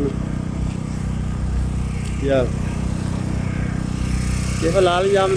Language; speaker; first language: Arabic; non-native, learner; Punjabi